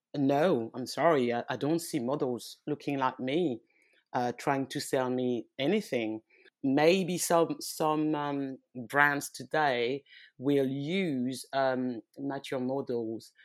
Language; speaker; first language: English; early bilingual, heritage; French